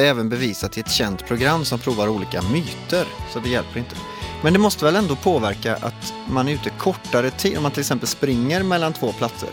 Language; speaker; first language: Swedish; native; Swedish